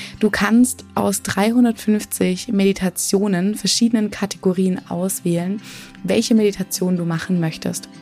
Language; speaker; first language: German; native; German